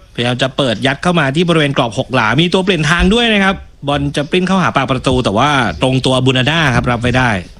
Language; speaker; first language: Thai; native; Thai